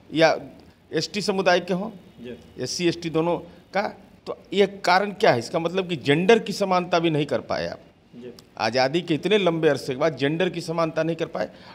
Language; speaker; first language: Hindi; native; Hindi